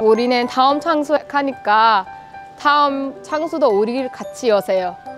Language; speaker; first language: Korean; non-native, fluent; Persian